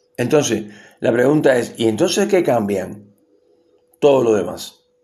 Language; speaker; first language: Spanish; native; Spanish